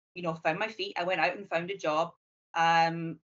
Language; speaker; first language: English; native; English